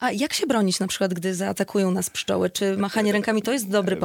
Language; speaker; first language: Polish; native; Polish